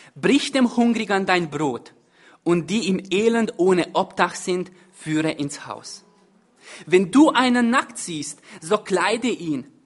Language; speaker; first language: German; non-native, fluent; Hungarian